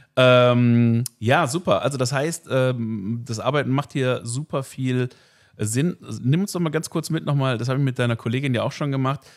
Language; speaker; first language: German; native; German